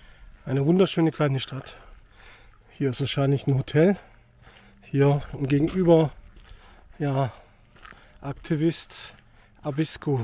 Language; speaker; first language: German; native; German